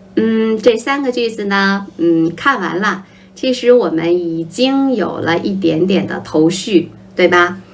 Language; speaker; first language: Chinese; native; Chinese